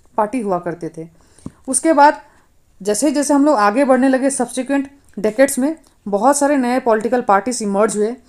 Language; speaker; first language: Hindi; non-native, local second language; Nepali